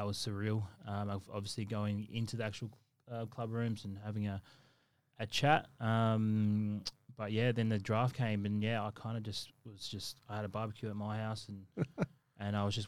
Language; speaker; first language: English; native; English